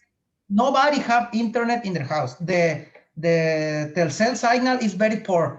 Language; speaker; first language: English; non-native, fluent; Spanish